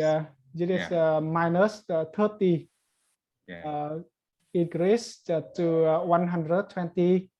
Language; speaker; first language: English; non-native, learner; Vietnamese